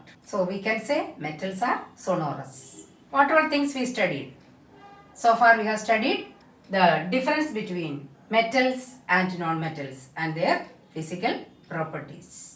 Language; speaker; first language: English; non-native, local second language; Malayalam